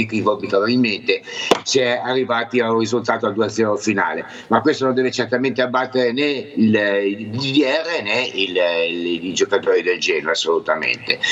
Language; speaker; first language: Italian; native; Italian